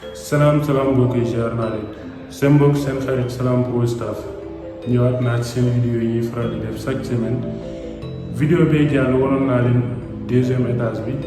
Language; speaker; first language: Wolof; non-native, local second language; Fula